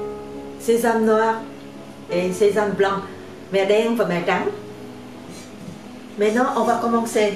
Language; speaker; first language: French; non-native, learner; Vietnamese